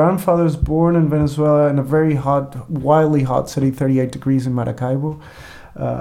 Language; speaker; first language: English; non-native, fluent; Spanish